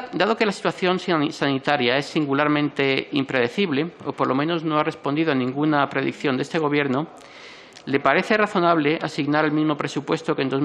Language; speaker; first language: Spanish; native; Spanish